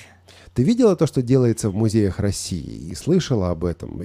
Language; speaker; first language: Russian; native; Russian